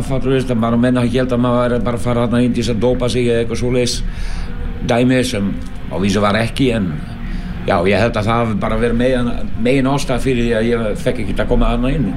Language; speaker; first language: Icelandic; non-native, fluent; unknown